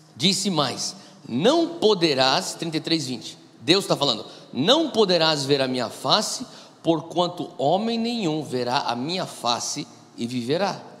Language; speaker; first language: Portuguese; native; Portuguese